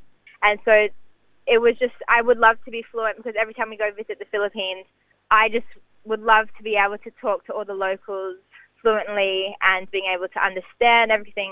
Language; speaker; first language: English; native; English